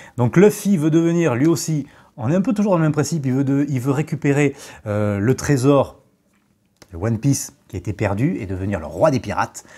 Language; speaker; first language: French; native; French